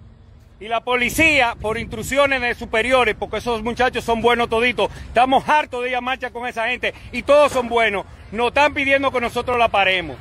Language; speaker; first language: Spanish; native; Spanish